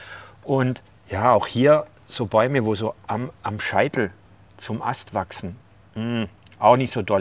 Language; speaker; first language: German; native; German